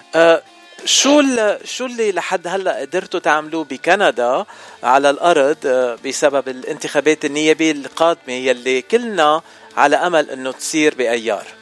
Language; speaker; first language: Arabic; native; Arabic